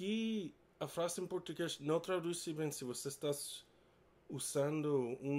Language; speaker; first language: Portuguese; non-native, learner; English